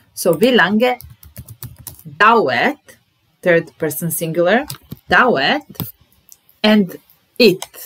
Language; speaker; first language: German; non-native, fluent; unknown